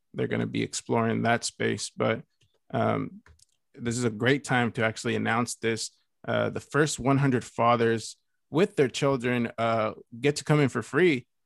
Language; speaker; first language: English; early bilingual, other home language; Spanish